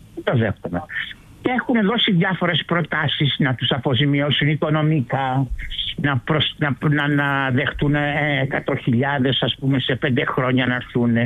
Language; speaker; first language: Greek; early bilingual, heritage; Greek